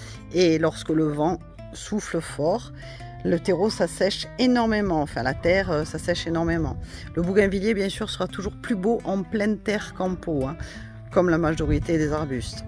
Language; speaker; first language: French; native; French